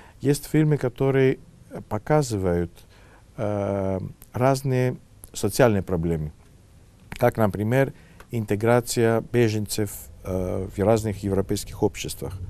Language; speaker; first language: Russian; non-native, fluent; Greek